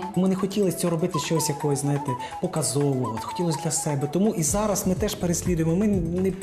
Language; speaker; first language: Ukrainian; native; Ukrainian